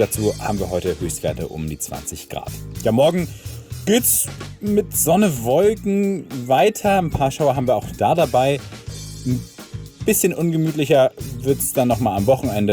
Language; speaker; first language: German; native; German